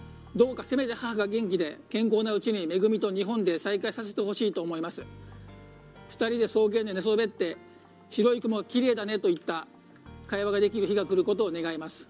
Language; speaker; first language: Japanese; native; Japanese